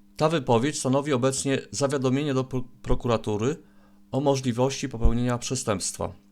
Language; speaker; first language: Polish; native; Polish